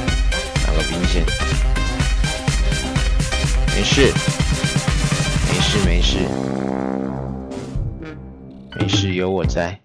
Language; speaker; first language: Chinese; native; Chinese